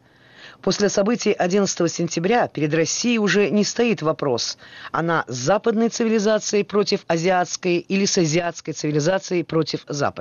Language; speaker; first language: Russian; native; Russian